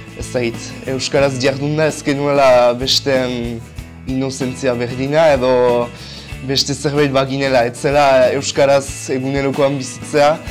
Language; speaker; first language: Basque; non-native, local second language; French